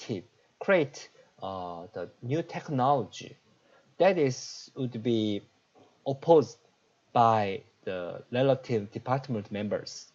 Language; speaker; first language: English; non-native, learner; Korean